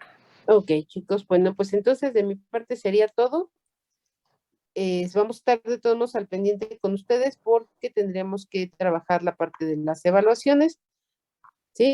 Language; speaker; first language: Spanish; native; Spanish